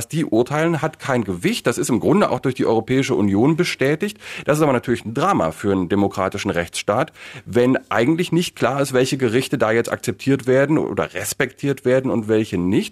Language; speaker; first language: German; native; German